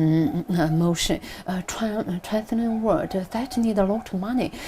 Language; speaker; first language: English; non-native, learner; Chinese